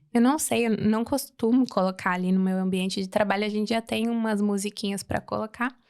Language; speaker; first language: Portuguese; native; Portuguese